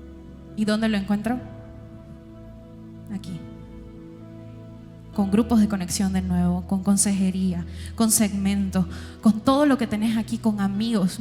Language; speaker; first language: Spanish; native; Spanish